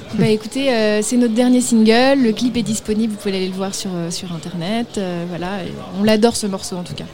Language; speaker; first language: French; early bilingual, other home language; Arabic